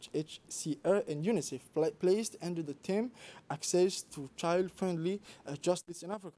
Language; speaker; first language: English; non-native, fluent; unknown